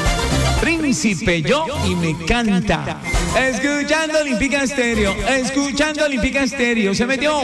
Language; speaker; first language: Spanish; native; Spanish